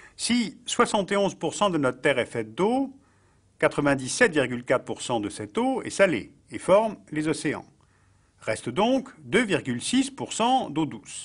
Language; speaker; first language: French; native; French